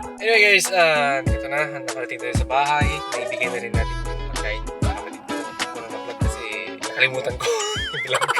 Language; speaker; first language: Filipino; native; Filipino